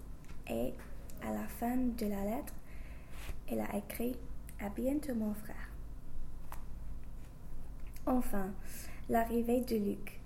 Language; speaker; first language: French; non-native, learner; English